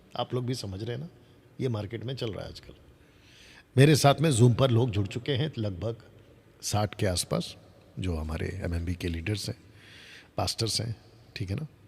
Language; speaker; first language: Hindi; non-native, local second language; Telugu